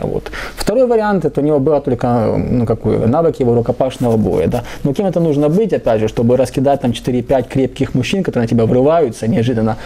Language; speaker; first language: Russian; native; Russian